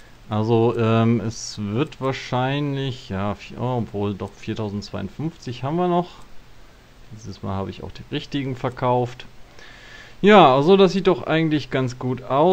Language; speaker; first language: German; native; German